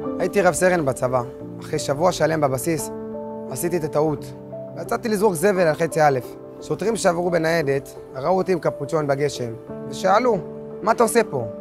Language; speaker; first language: Hebrew; early bilingual, other home language; Amharic